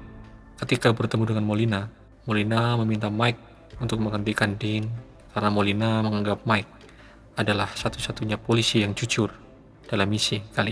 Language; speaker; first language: Indonesian; native; Indonesian